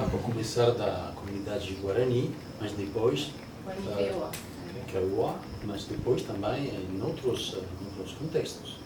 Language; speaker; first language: Portuguese; non-native, learner; Italian